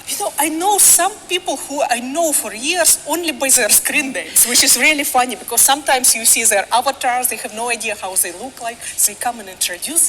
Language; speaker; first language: English; non-native, fluent; Russian